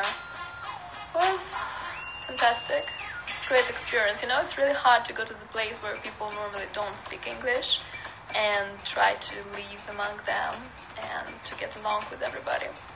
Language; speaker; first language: English; non-native, fluent; Russian